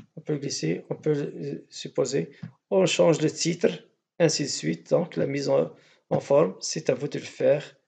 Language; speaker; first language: French; non-native, local second language; Arabic